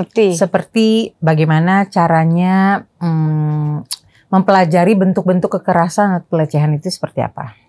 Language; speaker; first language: Indonesian; native; Indonesian